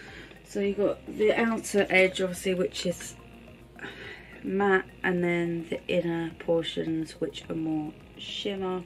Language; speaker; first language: English; native; English